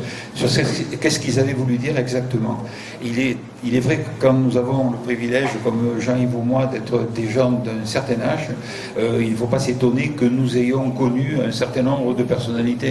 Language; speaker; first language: French; native; French